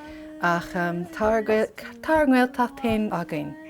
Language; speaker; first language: Irish; non-native, fluent; English